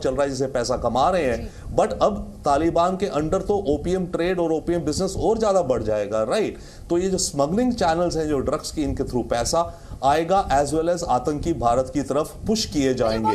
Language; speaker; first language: Hindi; native; Hindi